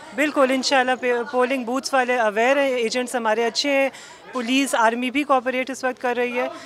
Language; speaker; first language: Urdu; non-native, local second language; Northern Hindko